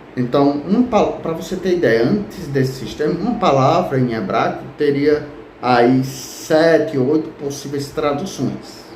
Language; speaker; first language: Portuguese; native; Portuguese